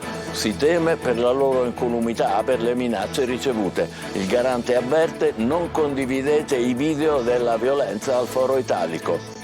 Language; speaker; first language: Italian; native; Italian